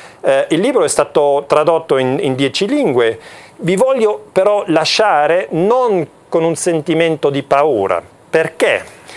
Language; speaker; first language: Italian; non-native, local second language; German